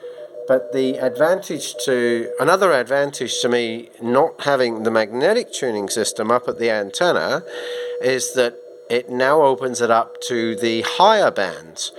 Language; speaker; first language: English; native; English